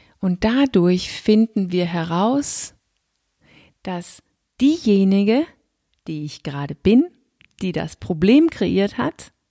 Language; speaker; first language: German; non-native, fluent; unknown